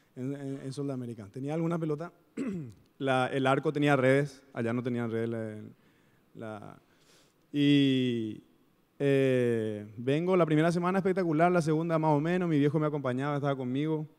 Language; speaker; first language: Spanish; native; Spanish